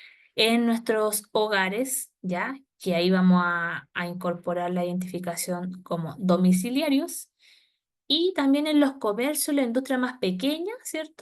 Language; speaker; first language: Spanish; native; Spanish